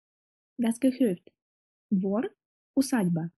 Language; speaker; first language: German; non-native, fluent; Russian